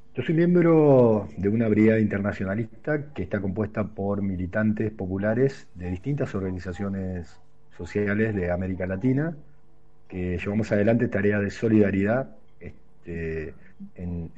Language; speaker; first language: Spanish; native; Spanish